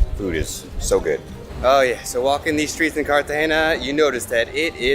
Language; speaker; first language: English; native; English